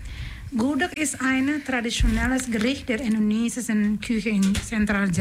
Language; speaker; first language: German; non-native, learner; Indonesian